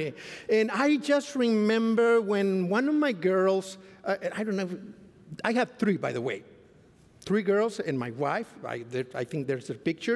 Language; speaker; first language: English; non-native, fluent; Spanish